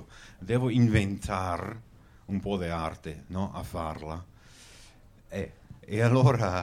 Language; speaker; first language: Italian; early bilingual, heritage; Venetian